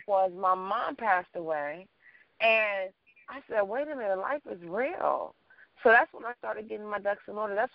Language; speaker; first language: English; native; English